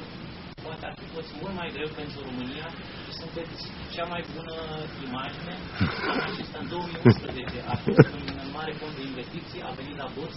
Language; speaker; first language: Romanian; native; Romanian